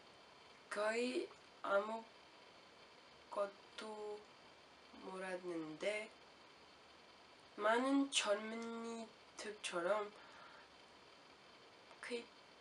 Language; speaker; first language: Korean; non-native, learner; French